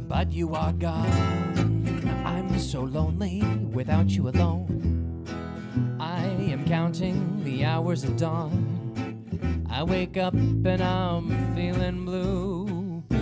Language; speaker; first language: English; native; English